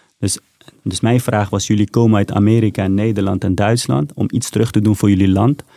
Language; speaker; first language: Dutch; early bilingual, other home language; Persian